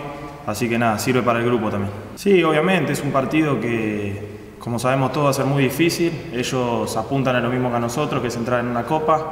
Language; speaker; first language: Spanish; native; Spanish